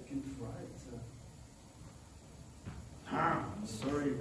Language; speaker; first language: English; non-native, learner; French